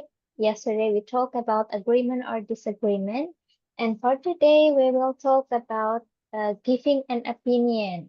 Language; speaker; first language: English; non-native, fluent; Indonesian